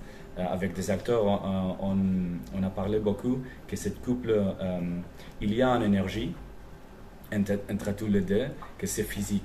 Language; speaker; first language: French; non-native, fluent; Spanish